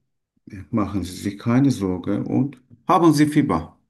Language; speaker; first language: German; non-native, learner; Turkish